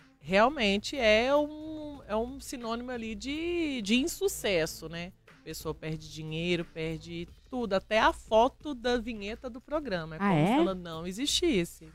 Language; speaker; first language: Portuguese; native; Portuguese